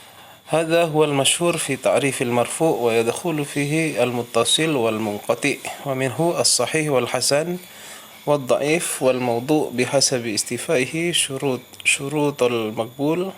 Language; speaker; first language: Arabic; non-native, fluent; Indonesian